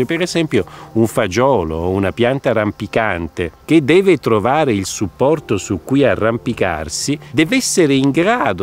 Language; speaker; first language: Italian; native; Italian